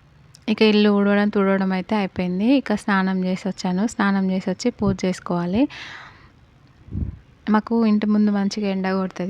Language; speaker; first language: Telugu; native; Telugu